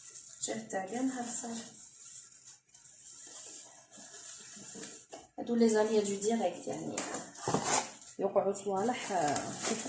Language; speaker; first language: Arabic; native; Arabic